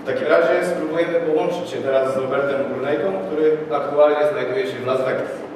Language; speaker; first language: Polish; native; Polish